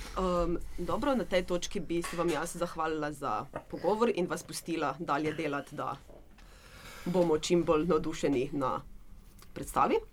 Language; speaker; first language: Slovenian; native; Slovenian